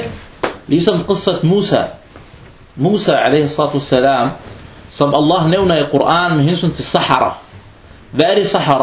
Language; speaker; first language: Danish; early bilingual, other home language; Arabic